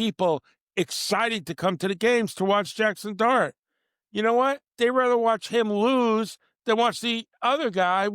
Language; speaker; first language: English; native; English